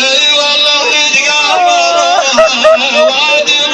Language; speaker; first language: Arabic; native; Arabic